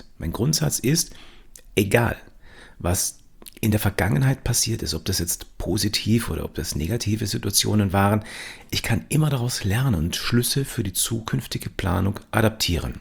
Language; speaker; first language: German; native; German